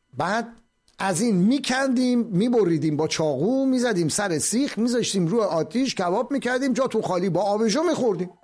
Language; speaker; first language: Persian; native; Persian